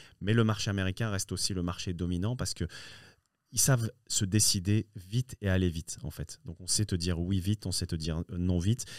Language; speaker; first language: French; early bilingual, other home language; Riffian